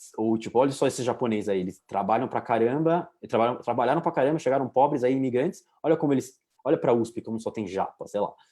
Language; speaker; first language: Portuguese; native; Portuguese